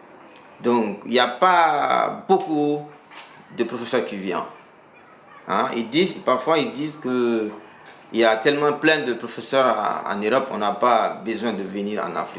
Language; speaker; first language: French; non-native, local second language; Mandingo